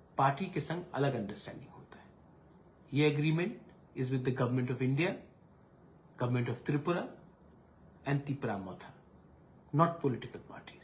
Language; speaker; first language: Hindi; non-native, local second language; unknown